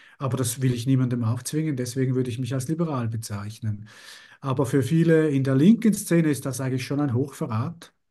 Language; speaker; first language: German; early bilingual, other home language; Spanish